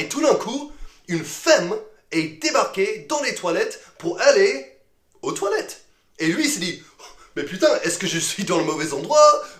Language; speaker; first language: French; non-native, fluent; English